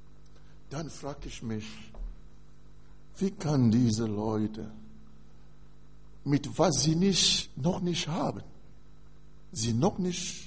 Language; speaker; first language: German; non-native, fluent; French